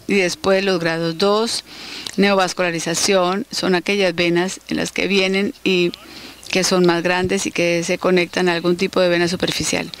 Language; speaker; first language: Spanish; native; Spanish